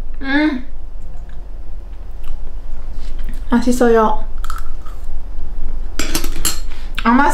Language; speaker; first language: Japanese; non-native, fluent; Chinese